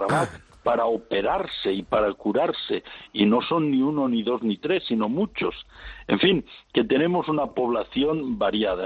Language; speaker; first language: Spanish; native; Spanish